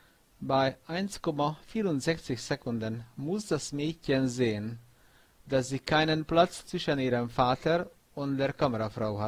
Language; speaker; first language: German; non-native, fluent; Hungarian